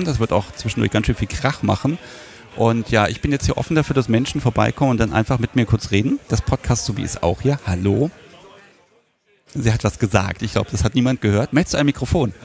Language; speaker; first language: German; native; German